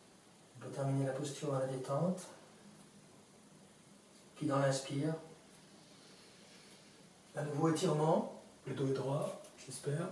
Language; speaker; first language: French; native; French